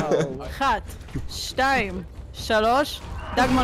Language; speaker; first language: Hebrew; native; Hebrew